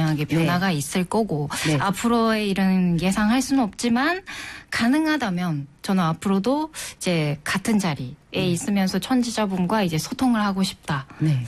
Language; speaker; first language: Korean; non-native, fluent; Japanese